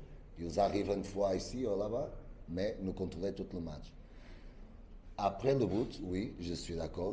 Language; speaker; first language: French; non-native, learner; Portuguese